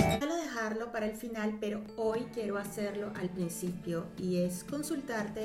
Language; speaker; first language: Spanish; native; Spanish